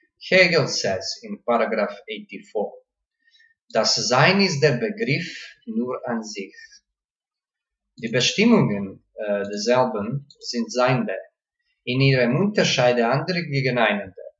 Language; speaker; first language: German; non-native, learner; Croatian